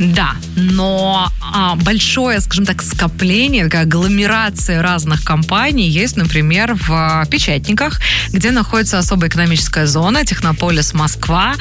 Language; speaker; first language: Russian; native; Russian